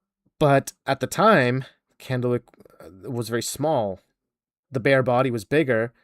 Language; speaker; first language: English; native; English